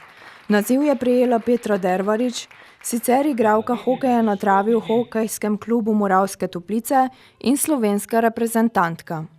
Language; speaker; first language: Slovenian; native; Slovenian